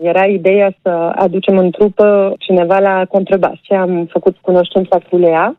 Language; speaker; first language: Romanian; early bilingual, heritage; Romanian